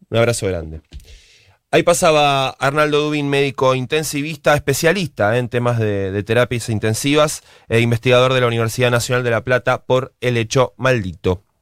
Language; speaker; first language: Spanish; native; Spanish